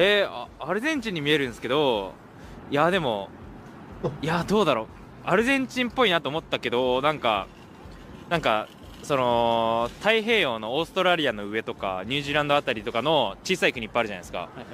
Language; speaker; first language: Japanese; native; Japanese